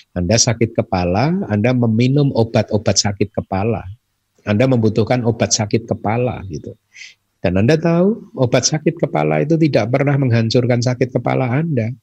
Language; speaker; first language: Indonesian; native; Indonesian